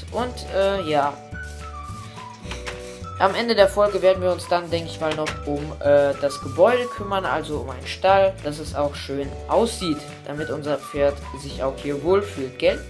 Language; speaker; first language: German; native; German